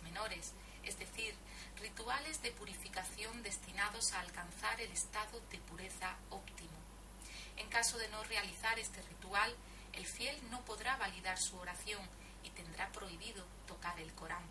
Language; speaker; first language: Spanish; native; Spanish